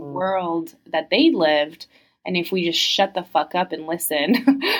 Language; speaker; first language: English; early bilingual, other home language; French